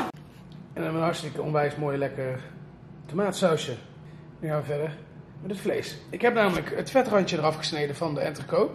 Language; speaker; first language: Dutch; native; Dutch